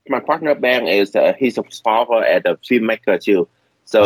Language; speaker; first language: English; non-native, learner; Vietnamese